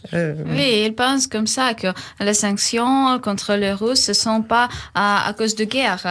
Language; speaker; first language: French; non-native, learner; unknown